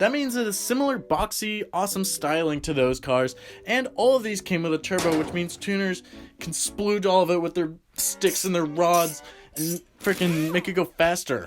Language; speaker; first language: English; native; English